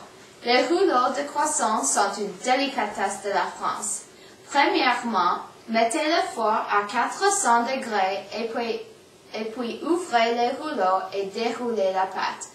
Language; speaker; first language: French; non-native, learner; English